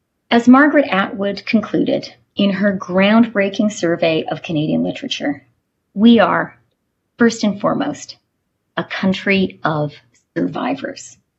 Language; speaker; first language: English; native; English